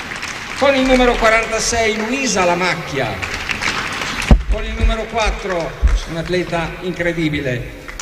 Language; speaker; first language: Italian; native; Italian